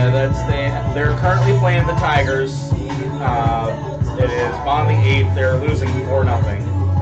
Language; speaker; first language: English; native; English